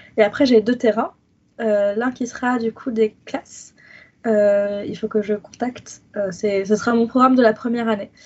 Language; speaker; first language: French; native; French